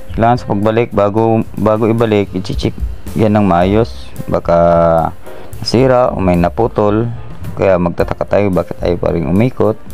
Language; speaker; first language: Filipino; non-native, local second language; Iloko